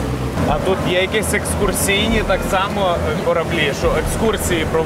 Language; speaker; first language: Ukrainian; native; Ukrainian